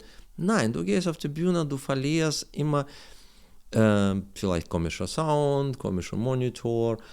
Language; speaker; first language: German; non-native, learner; Russian